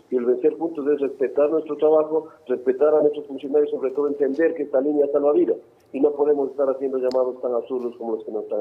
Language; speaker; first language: Spanish; native; Spanish